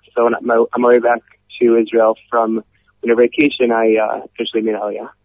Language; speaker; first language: English; native; English